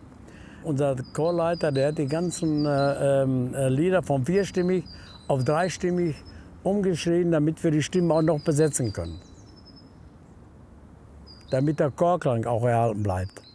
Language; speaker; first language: German; native; German